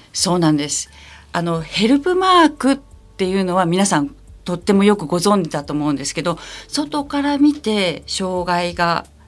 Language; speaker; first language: Japanese; native; Japanese